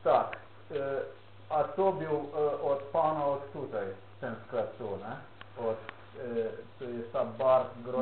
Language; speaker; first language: Polish; non-native, learner; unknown